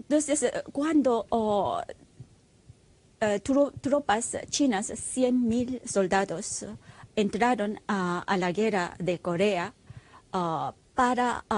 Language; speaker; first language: Spanish; non-native, fluent; Korean